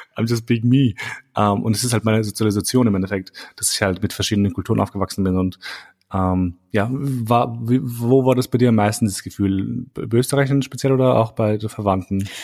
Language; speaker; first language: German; early bilingual, other home language; Albanian